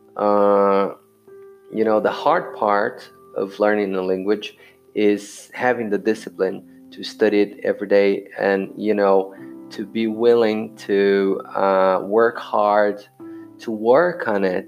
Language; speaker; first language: English; non-native, fluent; Portuguese